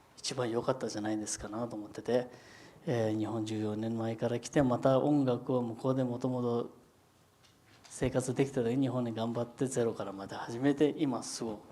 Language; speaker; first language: Japanese; non-native, fluent; Tibetan